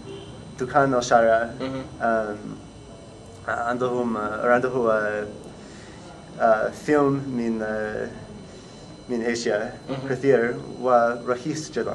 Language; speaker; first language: Arabic; non-native, learner; English